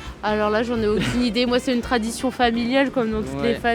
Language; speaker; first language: French; native; French